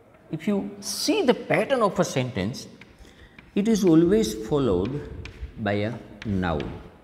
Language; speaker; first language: English; non-native, local second language; Gujarati